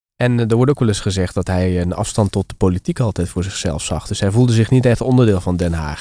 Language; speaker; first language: Dutch; native; Dutch